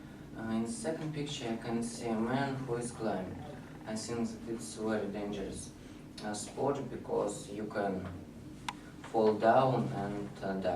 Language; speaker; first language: English; non-native, learner; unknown